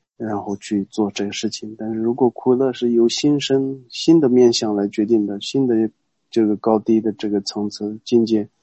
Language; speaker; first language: Chinese; non-native, local second language; Tibetan